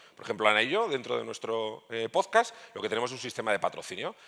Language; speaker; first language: Spanish; native; Spanish